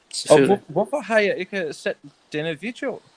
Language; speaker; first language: Danish; non-native, learner; English